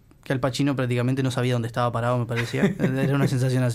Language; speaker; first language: Spanish; native; Spanish